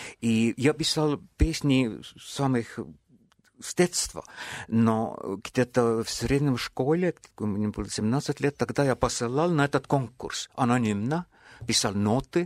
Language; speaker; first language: Russian; non-native, fluent; Estonian